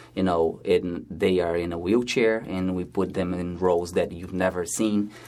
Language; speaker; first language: English; non-native, fluent; Portuguese